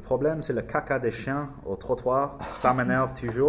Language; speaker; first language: French; non-native, learner; English